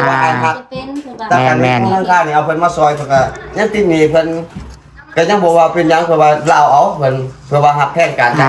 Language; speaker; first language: Thai; non-native, local second language; Lao